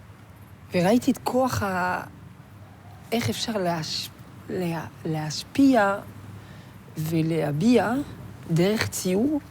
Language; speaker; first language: Hebrew; non-native, fluent; French